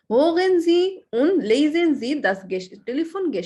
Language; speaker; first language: German; non-native, learner; Bangla